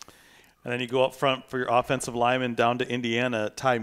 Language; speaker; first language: English; native; English